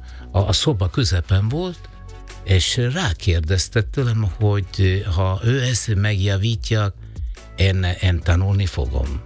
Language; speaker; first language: Hungarian; non-native, fluent; Italian